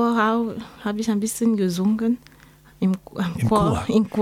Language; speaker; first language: German; non-native, learner; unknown